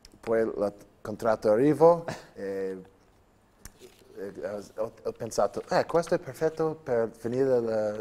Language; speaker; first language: Italian; non-native, learner; English